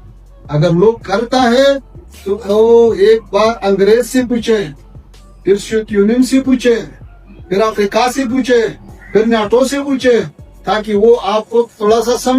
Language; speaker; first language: Hindi; non-native, learner; Pashto